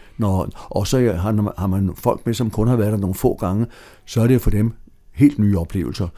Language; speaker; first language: Danish; native; Danish